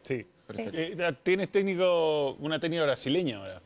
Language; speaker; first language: Spanish; native; Spanish